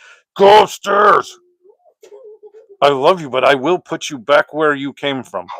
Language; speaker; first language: English; native; English